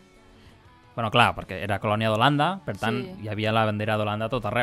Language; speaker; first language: Catalan; native; Catalan